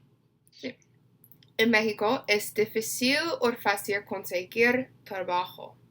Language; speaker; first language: Spanish; non-native, learner; English